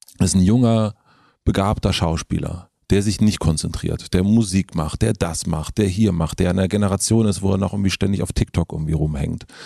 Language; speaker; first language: German; native; German